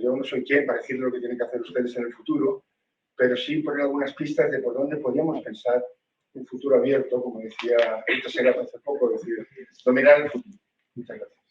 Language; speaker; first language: Spanish; native; Spanish